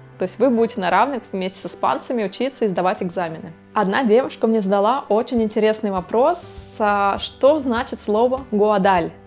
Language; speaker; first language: Russian; native; Russian